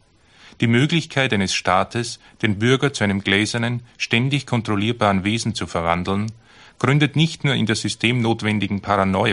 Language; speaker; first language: German; native; German